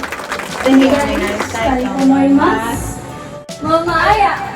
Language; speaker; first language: Japanese; non-native, learner; Filipino